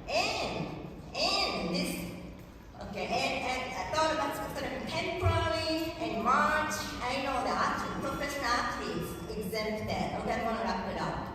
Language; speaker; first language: English; non-native, fluent; Japanese